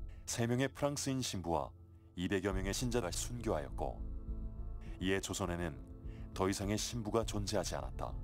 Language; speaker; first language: Korean; native; Korean